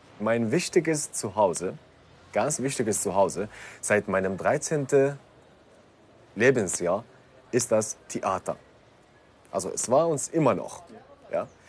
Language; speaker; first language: German; non-native, fluent; Kurdish